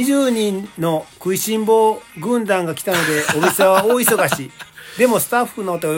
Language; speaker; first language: Japanese; native; Japanese